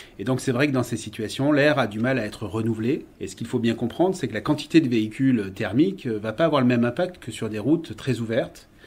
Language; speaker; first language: French; native; French